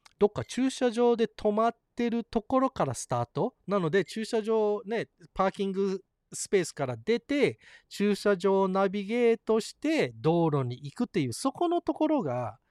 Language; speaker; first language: Japanese; early bilingual, heritage; Japanese